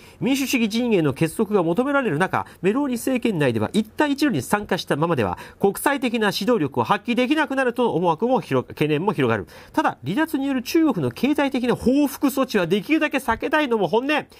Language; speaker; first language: Japanese; native; Japanese